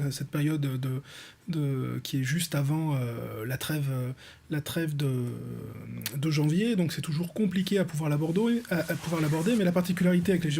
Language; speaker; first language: French; native; French